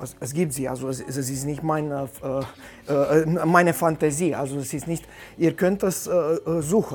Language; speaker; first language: German; non-native, fluent; Romanian